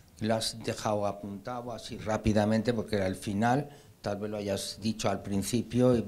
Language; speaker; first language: Spanish; native; Spanish